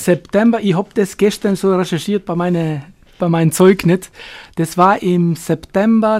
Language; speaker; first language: German; non-native, fluent; Albanian